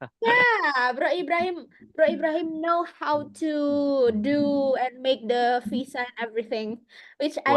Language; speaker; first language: English; non-native, fluent; Indonesian